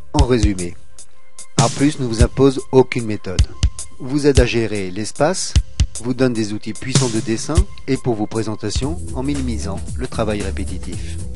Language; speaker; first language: French; native; French